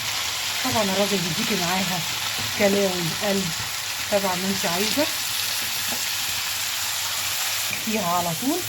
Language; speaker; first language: Arabic; native; Arabic